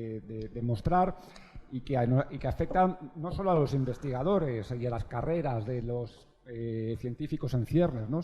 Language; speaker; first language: Spanish; native; Spanish